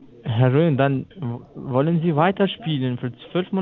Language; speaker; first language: German; non-native, learner; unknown